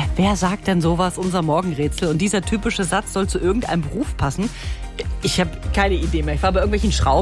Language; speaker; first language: German; native; German